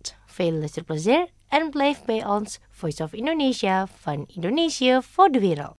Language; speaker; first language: Dutch; non-native, fluent; Indonesian